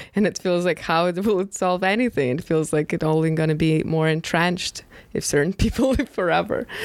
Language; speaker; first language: English; non-native, fluent; Russian